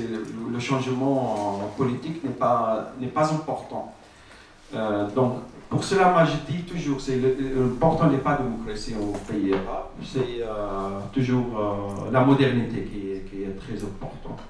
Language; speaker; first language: French; non-native, learner; Arabic